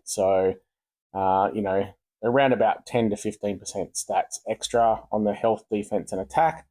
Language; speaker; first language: English; native; English